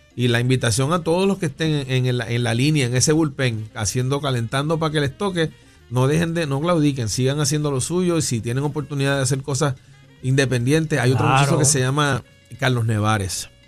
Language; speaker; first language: Spanish; native; Spanish